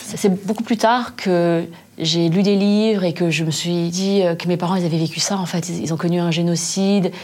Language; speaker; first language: French; native; French